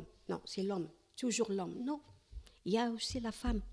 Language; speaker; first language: French; non-native, learner; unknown